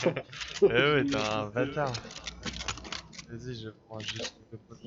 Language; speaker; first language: French; native; French